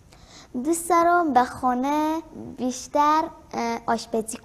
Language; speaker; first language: Persian; native; Persian